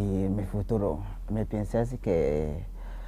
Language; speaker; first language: Spanish; non-native, learner; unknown